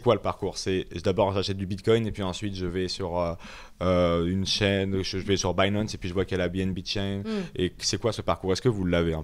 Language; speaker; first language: French; native; French